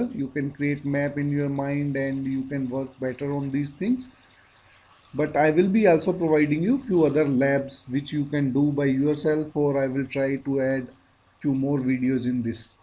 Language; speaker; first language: English; non-native, local second language; Hindi